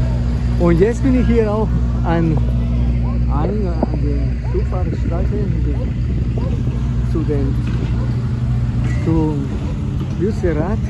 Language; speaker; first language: German; non-native, fluent; Spanish